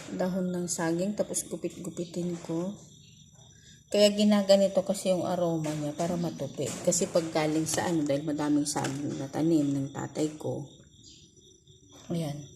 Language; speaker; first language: Filipino; non-native, local second language; Iloko